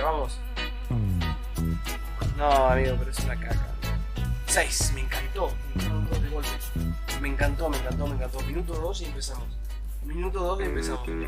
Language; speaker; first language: Spanish; native; Spanish